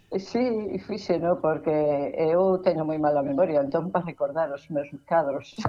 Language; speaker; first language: Galician; non-native, local second language; Spanish